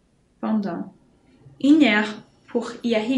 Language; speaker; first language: French; non-native, fluent; Portuguese